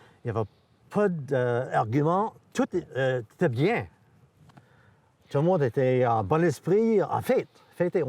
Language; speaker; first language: French; native; French